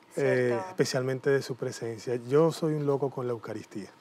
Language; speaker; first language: Spanish; native; Spanish